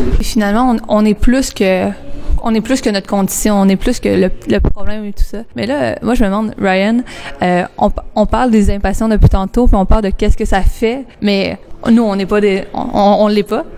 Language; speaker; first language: French; native; French